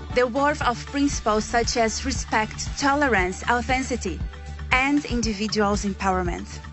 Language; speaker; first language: English; non-native, fluent; Portuguese